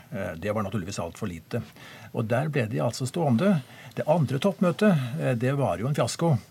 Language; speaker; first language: Norwegian; native; Norwegian